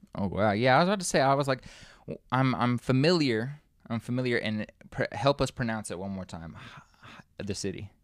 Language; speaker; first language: English; native; English